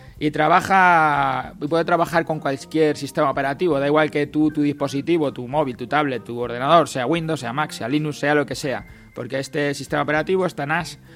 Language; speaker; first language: Spanish; native; Spanish